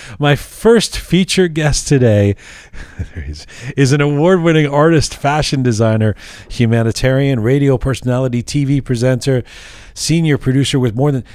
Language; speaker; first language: English; native; English